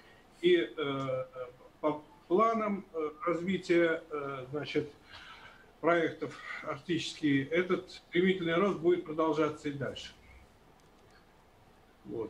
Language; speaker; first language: Russian; native; Russian